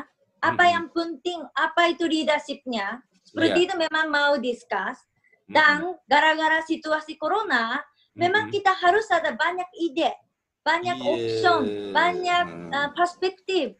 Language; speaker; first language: Indonesian; non-native, fluent; Japanese